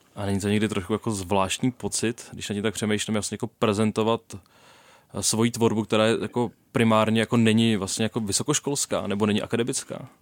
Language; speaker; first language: Czech; native; Czech